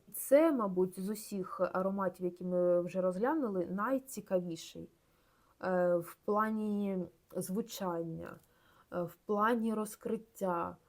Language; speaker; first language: Ukrainian; non-native, local second language; Russian